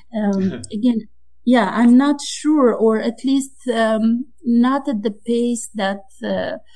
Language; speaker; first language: English; non-native, fluent; Romanian